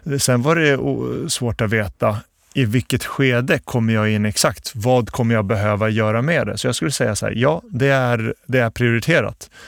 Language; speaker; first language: Swedish; early bilingual, other home language; Bosnian